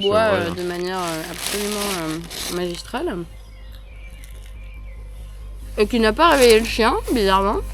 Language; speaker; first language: French; native; French